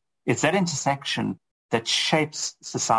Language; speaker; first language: English; native; English